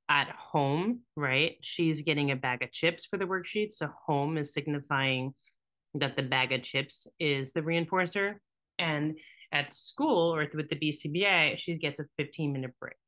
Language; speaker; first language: English; native; English